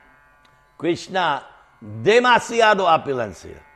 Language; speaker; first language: Spanish; non-native, learner; English